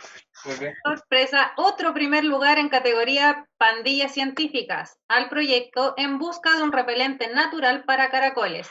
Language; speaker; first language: Spanish; native; Spanish